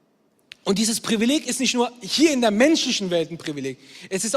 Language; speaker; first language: German; native; German